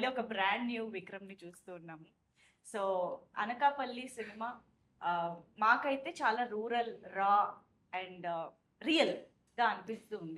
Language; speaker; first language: Telugu; native; Telugu